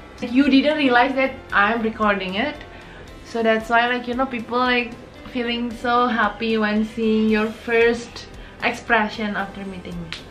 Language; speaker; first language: English; non-native, fluent; Indonesian